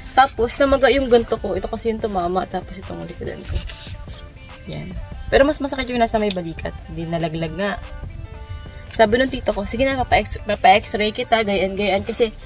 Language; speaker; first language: Filipino; non-native, local second language; Bikol